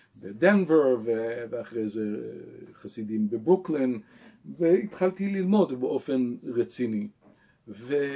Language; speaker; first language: Hebrew; non-native, local second language; English